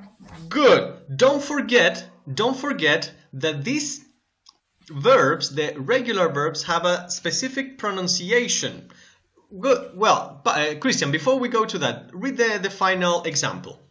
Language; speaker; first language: English; non-native, fluent; Spanish